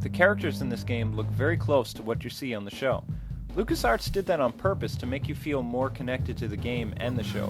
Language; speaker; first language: English; native; English